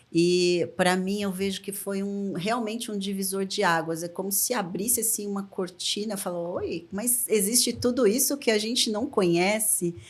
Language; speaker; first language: Portuguese; native; Portuguese